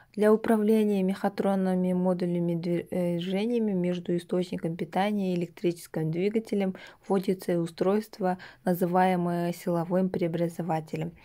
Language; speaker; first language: Russian; non-native, local second language; Kazakh